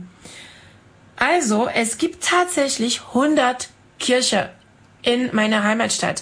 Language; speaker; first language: German; non-native, fluent; French